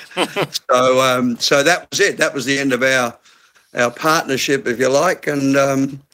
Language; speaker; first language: English; native; English